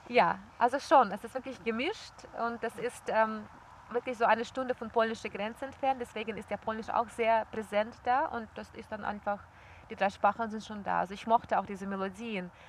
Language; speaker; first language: German; non-native, fluent; Russian